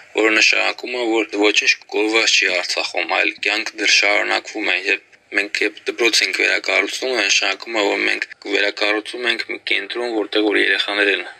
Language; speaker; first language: Armenian; early bilingual, heritage; Armenian